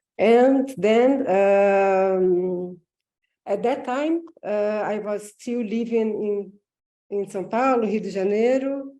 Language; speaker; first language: English; non-native, learner; Portuguese